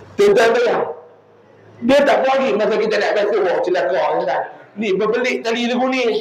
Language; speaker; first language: Malay; native; Malay